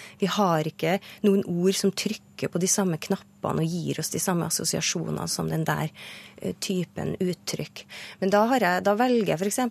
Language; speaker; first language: Norwegian; native; Norwegian